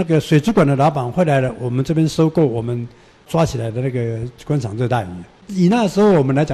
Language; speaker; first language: Chinese; native; Chinese